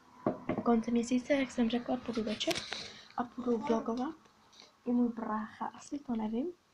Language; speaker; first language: Czech; early bilingual, heritage; Czech